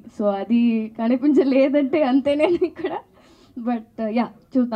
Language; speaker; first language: Telugu; non-native, learner; Tamil